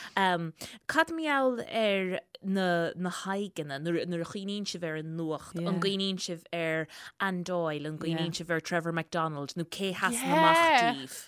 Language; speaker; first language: Irish; native; Irish